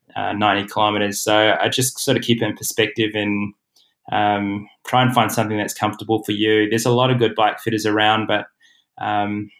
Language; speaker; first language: English; native; English